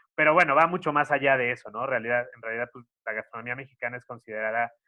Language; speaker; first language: Spanish; native; Spanish